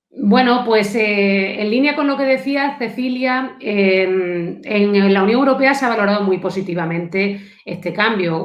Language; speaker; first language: Spanish; native; Spanish